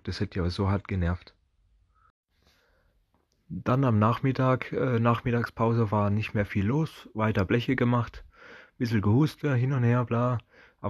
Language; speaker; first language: German; native; German